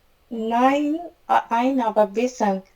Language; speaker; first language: German; non-native, learner; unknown